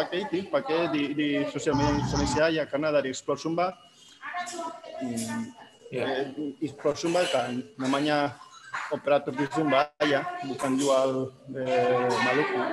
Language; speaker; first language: Indonesian; non-native, fluent; Spanish